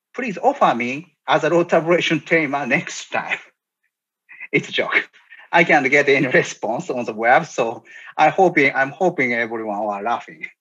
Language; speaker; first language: English; non-native, learner; Japanese